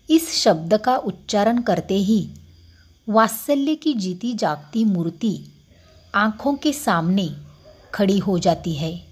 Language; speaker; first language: Hindi; non-native, local second language; Marathi